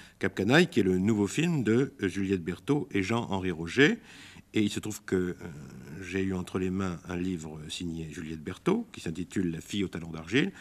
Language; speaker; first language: French; native; French